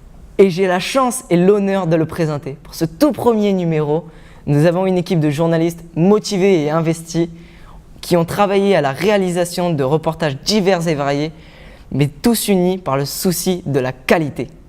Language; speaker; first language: French; native; French